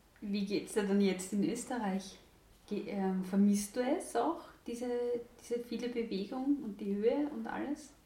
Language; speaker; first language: German; native; German